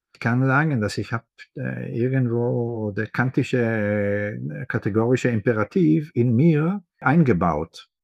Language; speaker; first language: German; non-native, fluent; Hebrew